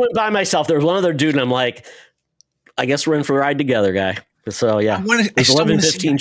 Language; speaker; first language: English; native; English